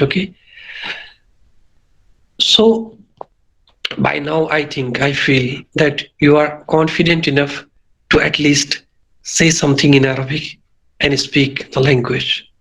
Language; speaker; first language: English; non-native, local second language; Urdu